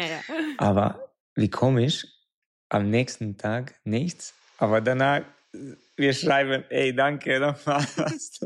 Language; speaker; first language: German; non-native, fluent; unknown